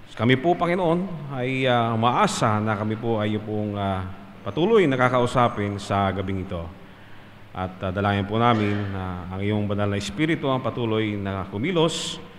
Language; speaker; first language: Filipino; non-native, local second language; Iloko